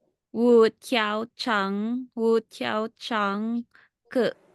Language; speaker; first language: Chinese; non-native, learner; Filipino